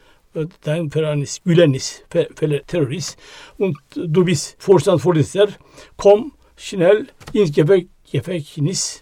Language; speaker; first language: German; non-native, learner; Turkish